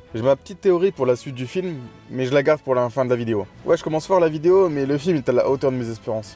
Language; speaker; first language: French; native; French